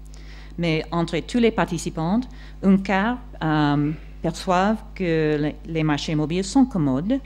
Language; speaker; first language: French; non-native, fluent; English